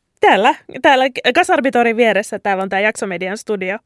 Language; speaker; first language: Finnish; native; Finnish